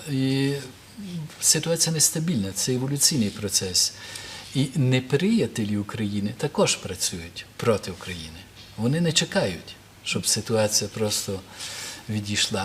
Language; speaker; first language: Ukrainian; early bilingual, heritage; Ukrainian